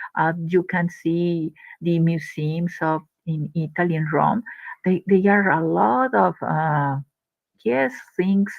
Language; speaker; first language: English; non-native, learner; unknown